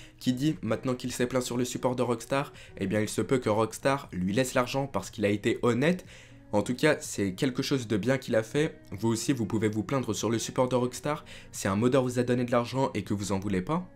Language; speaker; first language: French; native; French